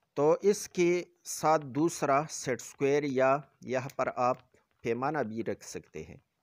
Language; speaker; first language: Urdu; non-native, local second language; Pashto